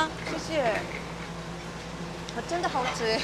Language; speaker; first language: Chinese; non-native, learner; Japanese